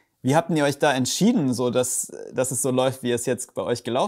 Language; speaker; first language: German; native; German